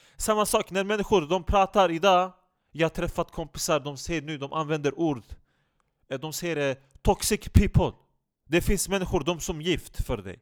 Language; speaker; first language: Swedish; non-native, fluent; Turkish